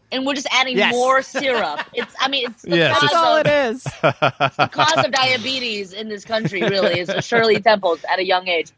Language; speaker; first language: English; early bilingual, other home language; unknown